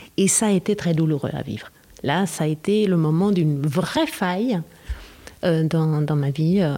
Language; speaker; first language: French; non-native, fluent; Spanish